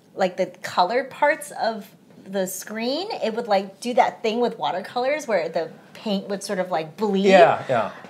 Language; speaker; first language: English; early bilingual, other home language; Chinese